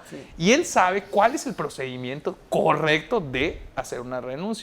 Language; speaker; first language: Spanish; native; Spanish